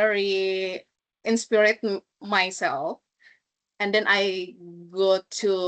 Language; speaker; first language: English; non-native, learner; Indonesian